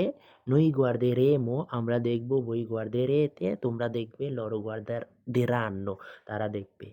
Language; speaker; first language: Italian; non-native, fluent; Bangla